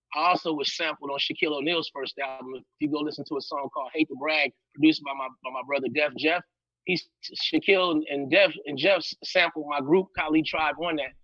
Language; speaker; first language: English; native; English